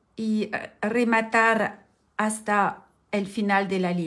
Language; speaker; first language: Spanish; non-native, learner; French